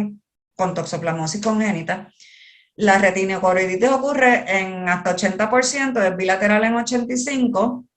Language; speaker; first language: Spanish; native; Spanish